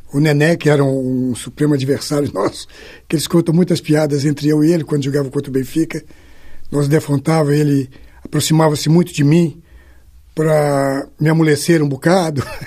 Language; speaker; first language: Portuguese; native; Portuguese